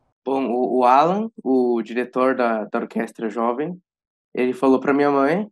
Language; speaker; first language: Portuguese; early bilingual, other home language; Spanish